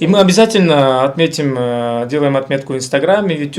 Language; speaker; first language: Russian; native; Russian